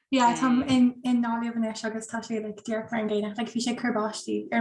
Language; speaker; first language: Irish; non-native, local second language; English